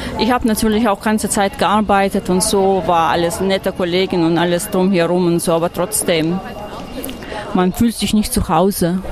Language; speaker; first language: German; non-native, fluent; Russian